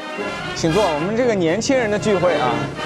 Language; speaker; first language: Chinese; native; Chinese